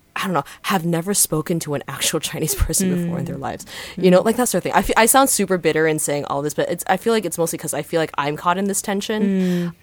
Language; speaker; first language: English; native; English